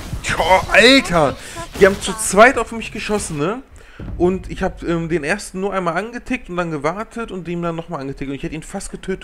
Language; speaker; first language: German; native; German